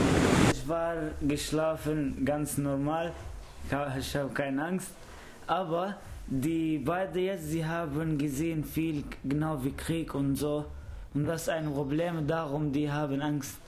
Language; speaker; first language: German; non-native, learner; Arabic